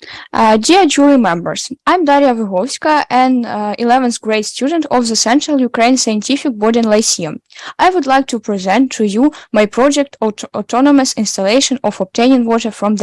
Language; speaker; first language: English; non-native, learner; Ukrainian